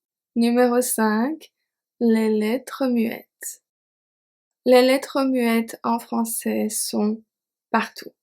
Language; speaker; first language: French; native; French